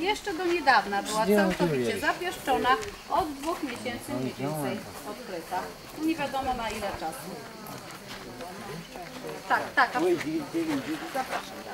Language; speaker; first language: Polish; native; Polish